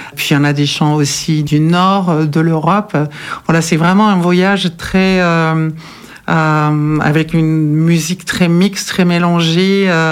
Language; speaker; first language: French; non-native, fluent; German